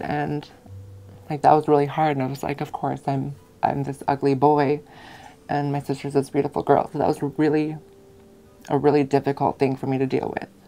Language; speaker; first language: English; native; English